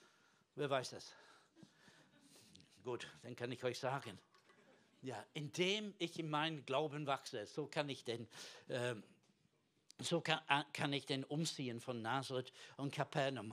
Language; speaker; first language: German; non-native, fluent; English